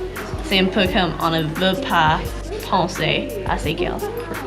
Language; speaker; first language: French; non-native, learner; English